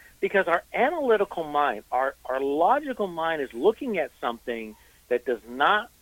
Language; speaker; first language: English; native; English